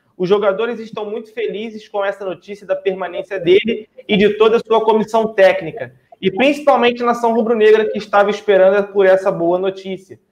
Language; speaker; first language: Portuguese; native; Portuguese